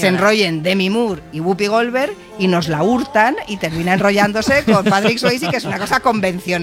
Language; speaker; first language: Spanish; native; Spanish